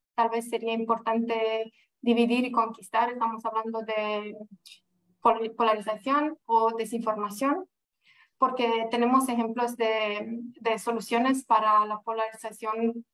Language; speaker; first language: Spanish; non-native, fluent; Romanian